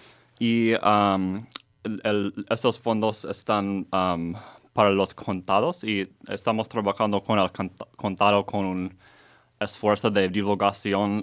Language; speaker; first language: Spanish; non-native, learner; English